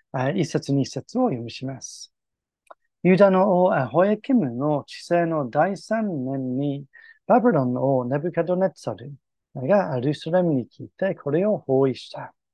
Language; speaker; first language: Japanese; non-native, fluent; English